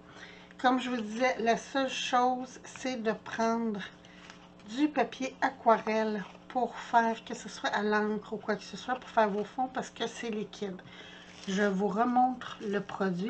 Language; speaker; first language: French; native; French